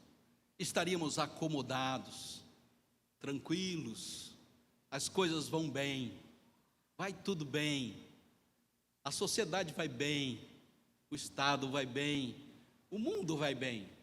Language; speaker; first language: Portuguese; native; Portuguese